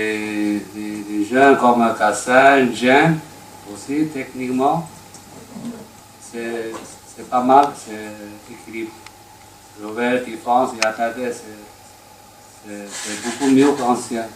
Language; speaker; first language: French; non-native, learner; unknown